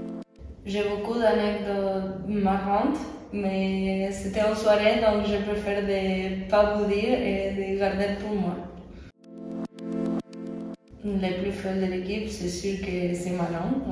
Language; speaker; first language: French; non-native, fluent; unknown